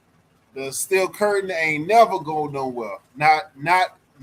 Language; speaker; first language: English; native; English